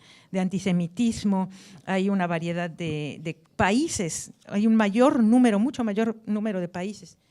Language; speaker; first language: Spanish; native; Spanish